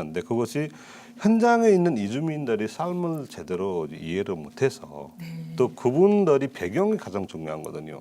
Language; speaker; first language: Korean; non-native, fluent; Nepali